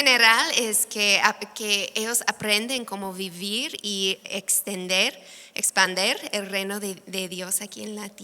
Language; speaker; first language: Spanish; non-native, fluent; English